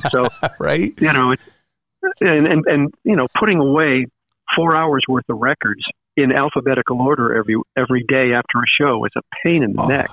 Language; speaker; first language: English; native; English